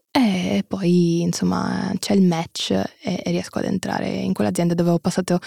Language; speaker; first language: Italian; early bilingual, other home language; Russian